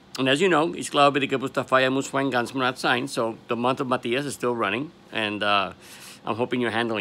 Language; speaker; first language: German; non-native, learner; English